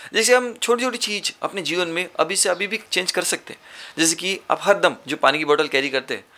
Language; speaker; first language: Hindi; native; Hindi